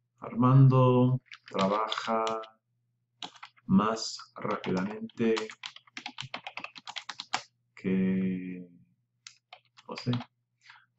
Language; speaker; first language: Spanish; non-native, fluent; English